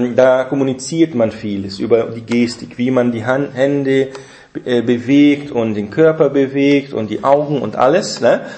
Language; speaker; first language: German; non-native, fluent; Portuguese